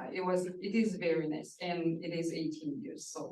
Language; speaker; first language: English; non-native, fluent; Russian